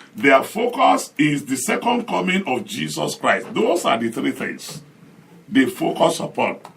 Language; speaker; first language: English; non-native, local second language; Yoruba